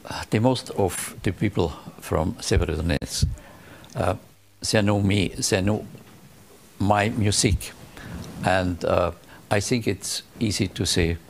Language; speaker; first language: English; non-native, learner; German